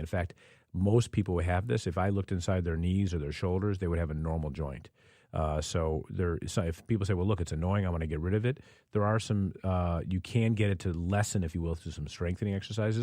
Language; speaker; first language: English; native; English